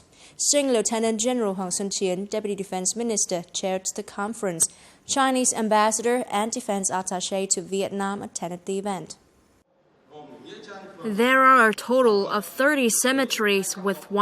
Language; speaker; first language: English; non-native, fluent; Vietnamese